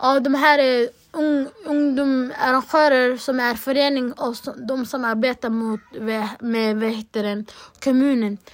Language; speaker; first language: Swedish; early bilingual, other home language; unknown